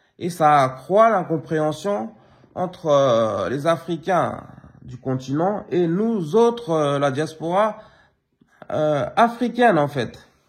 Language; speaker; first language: French; early bilingual, other home language; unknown